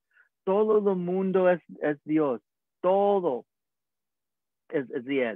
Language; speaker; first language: Spanish; early bilingual, heritage; English